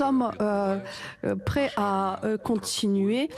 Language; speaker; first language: French; non-native, fluent; Ukrainian